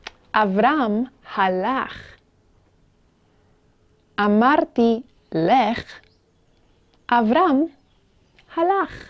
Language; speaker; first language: Hebrew; non-native, fluent; English